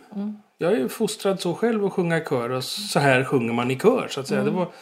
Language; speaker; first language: Swedish; native; Swedish